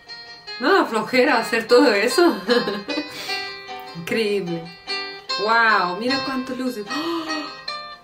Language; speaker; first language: Spanish; non-native, fluent; Russian